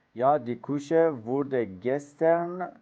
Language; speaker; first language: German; non-native, fluent; Persian